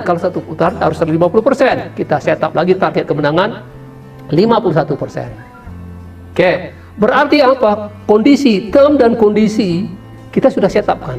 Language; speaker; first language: Indonesian; native; Indonesian